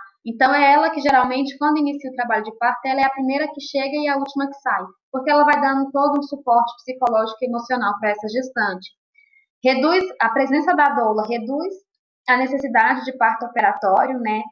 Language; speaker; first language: Portuguese; native; Portuguese